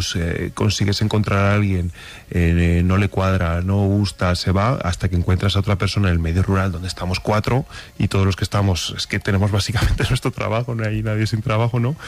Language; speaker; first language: Spanish; native; Spanish